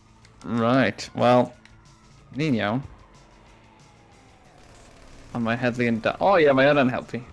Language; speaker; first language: Welsh; non-native, local second language; English